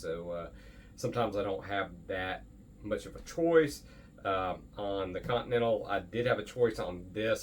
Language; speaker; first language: English; native; English